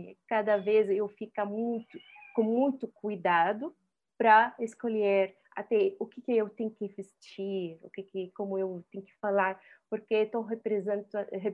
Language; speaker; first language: Portuguese; non-native, fluent; Arabic